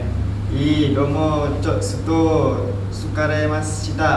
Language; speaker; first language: Japanese; non-native, learner; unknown